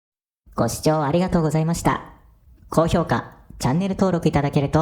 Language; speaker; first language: Japanese; native; Japanese